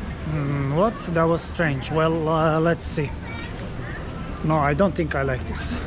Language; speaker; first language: English; non-native, fluent; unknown